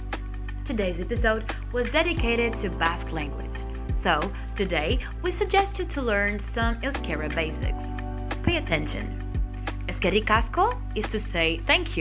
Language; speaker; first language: English; non-native, fluent; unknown